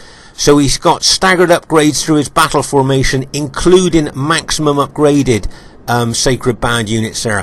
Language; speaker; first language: English; native; English